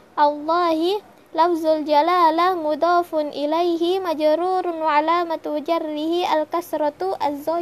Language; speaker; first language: Arabic; non-native, learner; Indonesian